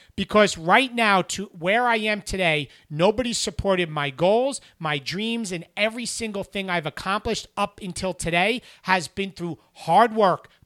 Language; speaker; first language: English; native; English